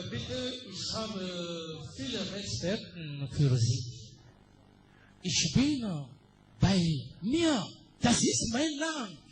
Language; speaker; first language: German; non-native, learner; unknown